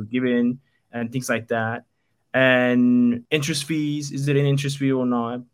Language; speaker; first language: English; non-native, fluent; Turkish